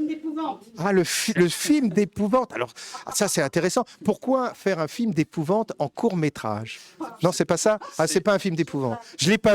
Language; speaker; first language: French; native; French